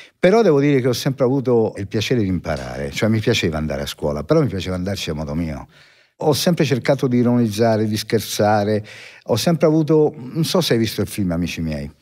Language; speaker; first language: Italian; native; Italian